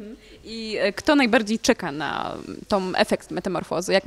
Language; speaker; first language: Polish; native; Polish